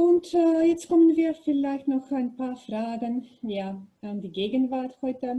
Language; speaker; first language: German; non-native, learner; Macedonian